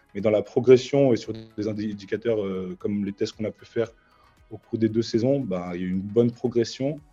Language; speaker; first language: French; native; French